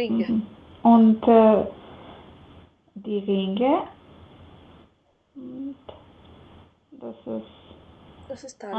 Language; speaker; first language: German; non-native, learner; Macedonian